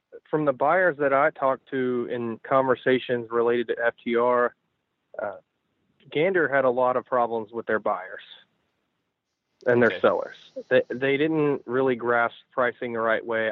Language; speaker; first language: English; native; English